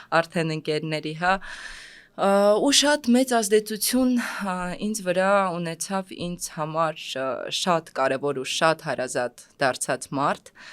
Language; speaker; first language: Armenian; non-native, fluent; Russian